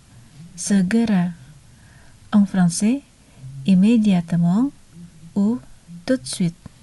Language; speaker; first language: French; non-native, fluent; Indonesian